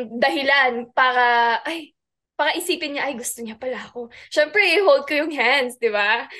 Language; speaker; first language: Filipino; non-native, local second language; Cebuano